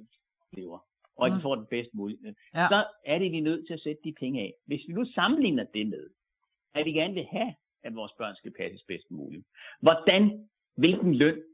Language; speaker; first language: Danish; native; Danish